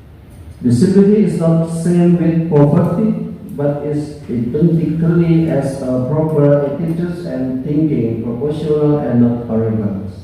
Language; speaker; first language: English; non-native, learner; Indonesian